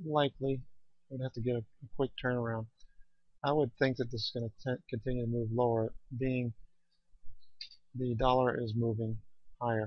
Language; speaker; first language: English; native; English